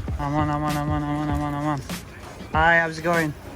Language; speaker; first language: English; non-native, fluent; Turkish